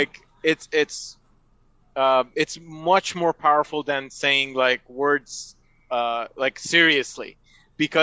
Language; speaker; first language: English; non-native, fluent; Persian